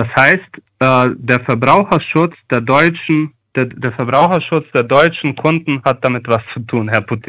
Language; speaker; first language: German; non-native, fluent; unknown